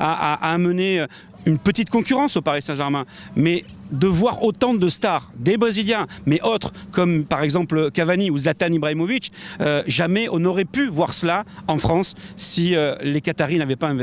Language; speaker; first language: French; native; French